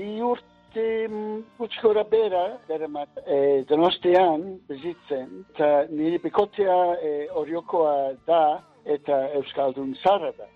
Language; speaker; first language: Basque; non-native, learner; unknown